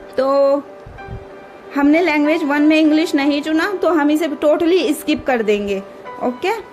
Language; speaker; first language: Hindi; native; Hindi